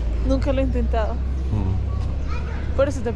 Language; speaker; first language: Spanish; native; Spanish